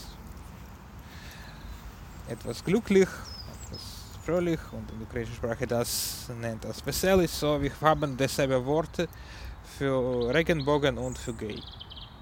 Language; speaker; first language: German; non-native, learner; Ukrainian